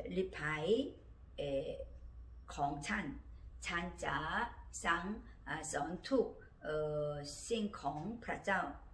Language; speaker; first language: Thai; non-native, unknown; Korean